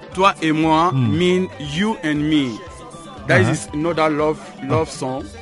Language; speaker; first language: English; non-native, local second language; French